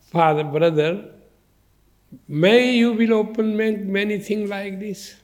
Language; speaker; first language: English; non-native, learner; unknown